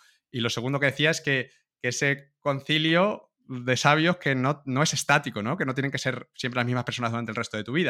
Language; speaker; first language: Spanish; native; Spanish